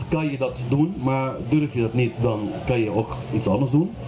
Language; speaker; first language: Dutch; non-native, fluent; Arabic